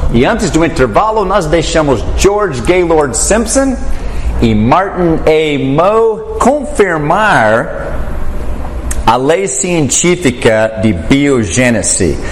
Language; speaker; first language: Portuguese; non-native, fluent; English